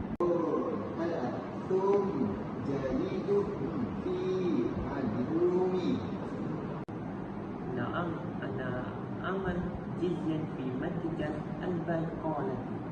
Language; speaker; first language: Arabic; non-native, learner; Malay